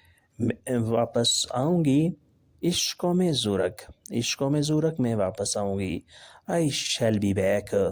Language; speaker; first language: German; non-native, learner; Urdu